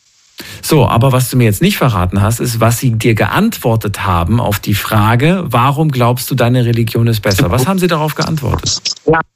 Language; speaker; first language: German; native; German